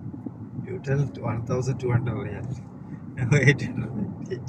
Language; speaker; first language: English; non-native, learner; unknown